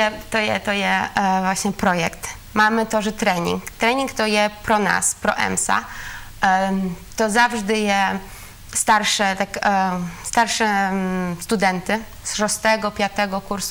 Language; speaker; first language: Ukrainian; non-native, learner; Polish